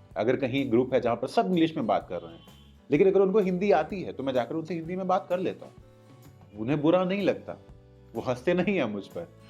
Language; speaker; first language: Hindi; native; Hindi